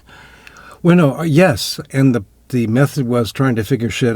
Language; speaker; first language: English; native; English